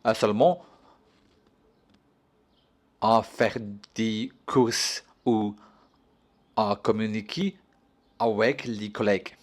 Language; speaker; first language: French; non-native, learner; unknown